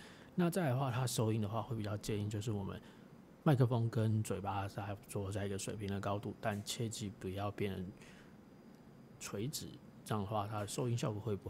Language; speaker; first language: Chinese; native; Chinese